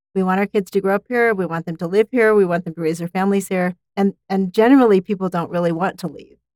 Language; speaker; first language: English; native; English